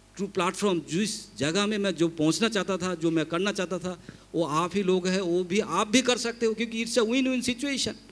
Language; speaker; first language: Hindi; non-native, local second language; Bangla